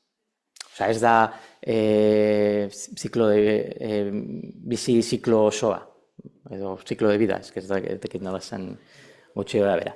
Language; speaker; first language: Basque; non-native, local second language; Spanish